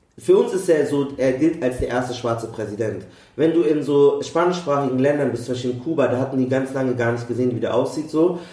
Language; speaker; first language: German; native; German